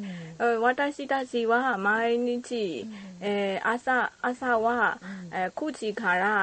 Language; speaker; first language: Japanese; non-native, learner; Burmese